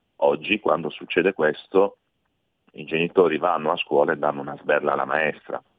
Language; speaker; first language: Italian; native; Italian